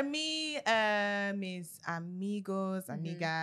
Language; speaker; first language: Spanish; non-native, learner; English